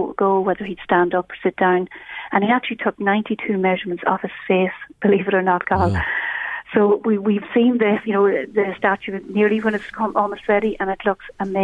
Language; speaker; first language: English; native; English